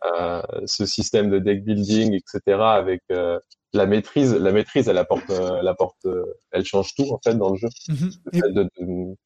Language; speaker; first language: French; native; French